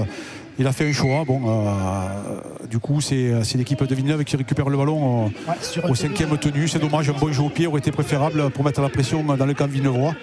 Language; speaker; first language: French; native; French